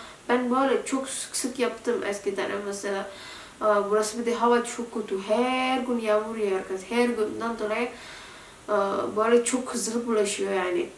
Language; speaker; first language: Turkish; non-native, learner; Indonesian